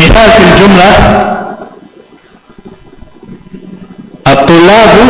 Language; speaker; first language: Arabic; non-native, fluent; Indonesian